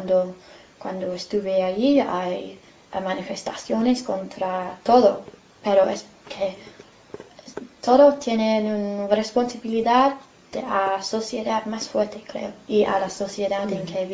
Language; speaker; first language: Spanish; non-native, fluent; English